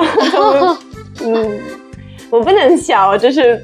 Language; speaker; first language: Chinese; non-native, fluent; Russian